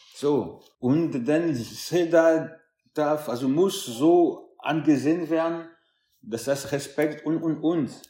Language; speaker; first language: German; non-native, fluent; French